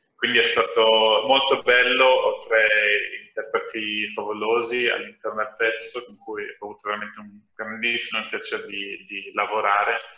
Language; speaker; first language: Italian; non-native, fluent; German